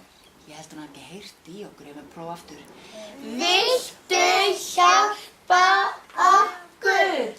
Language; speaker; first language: Icelandic; non-native, fluent; Danish